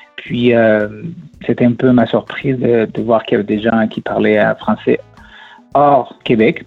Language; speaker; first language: French; non-native, fluent; Spanish